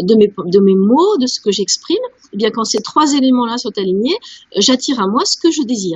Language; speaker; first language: French; native; French